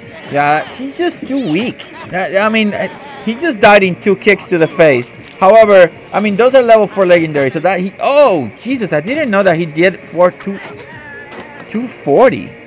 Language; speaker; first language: English; non-native, local second language; Spanish